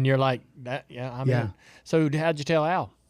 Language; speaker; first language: English; native; English